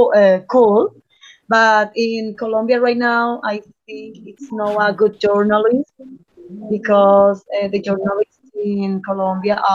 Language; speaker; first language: English; non-native, learner; Spanish